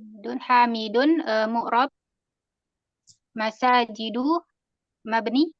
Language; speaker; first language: Arabic; non-native, learner; Indonesian